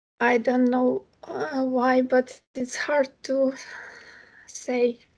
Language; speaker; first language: English; non-native, fluent; Ukrainian